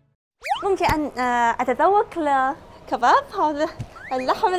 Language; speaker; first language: Arabic; non-native, learner; Chinese